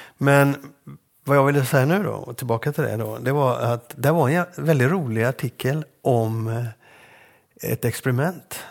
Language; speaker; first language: Swedish; native; Swedish